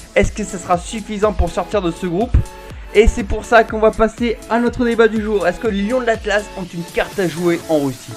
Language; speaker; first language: French; native; French